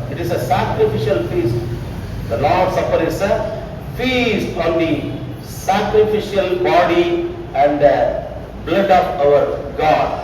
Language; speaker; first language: English; non-native, local second language; Tamil